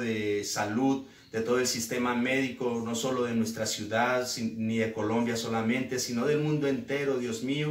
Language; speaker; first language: Spanish; native; Spanish